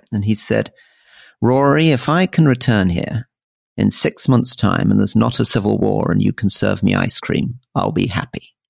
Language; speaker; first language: English; native; English